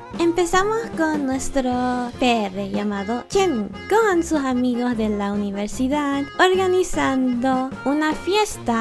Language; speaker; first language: Spanish; non-native, learner; English